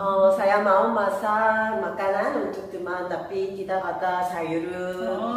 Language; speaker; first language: Indonesian; non-native, learner; Korean